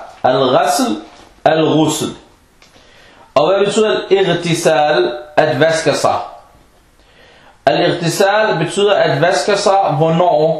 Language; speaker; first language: Danish; non-native, fluent; Arabic